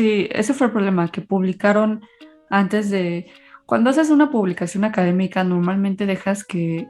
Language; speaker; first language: Spanish; native; Spanish